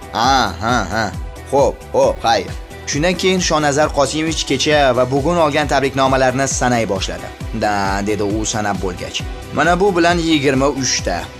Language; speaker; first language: Uzbek; native; Uzbek